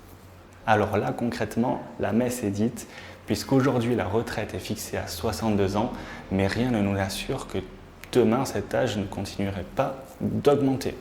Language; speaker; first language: French; native; French